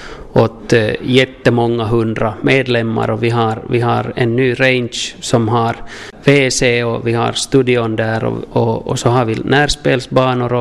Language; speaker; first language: Swedish; native; Swedish